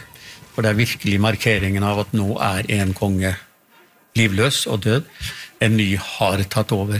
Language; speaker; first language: Norwegian; native; Norwegian